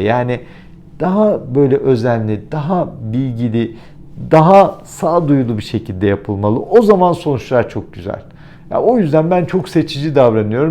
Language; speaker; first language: Turkish; native; Turkish